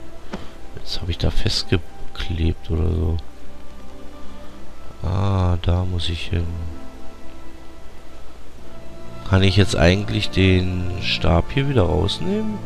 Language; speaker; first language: German; native; German